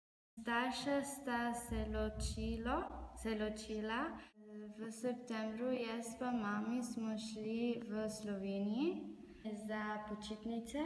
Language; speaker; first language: Slovenian; non-native, learner; Arabic